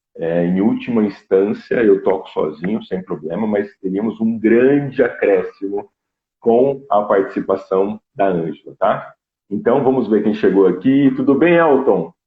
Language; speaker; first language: Portuguese; native; Portuguese